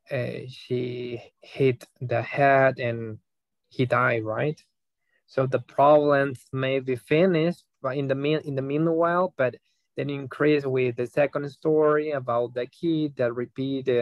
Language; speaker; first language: English; non-native, fluent; Spanish